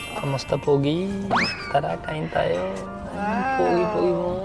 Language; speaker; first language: Filipino; non-native, learner; Hindi